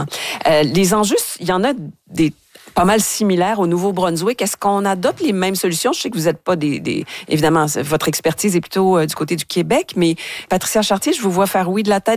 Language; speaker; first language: French; native; French